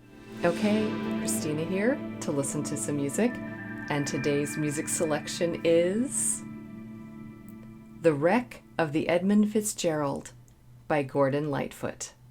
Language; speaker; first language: English; native; English